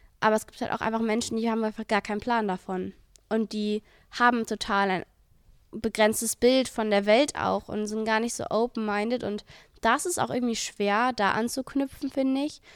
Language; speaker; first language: German; early bilingual, other home language; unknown